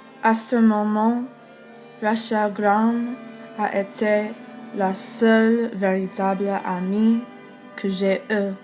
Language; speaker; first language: French; non-native, learner; English